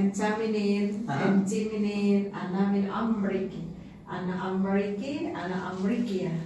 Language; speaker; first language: Arabic; non-native, learner; English